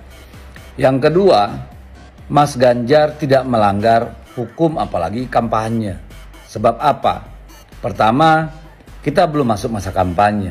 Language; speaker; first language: Indonesian; native; Indonesian